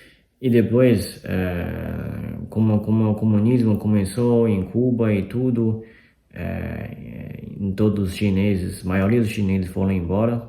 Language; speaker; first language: Portuguese; non-native, fluent; Chinese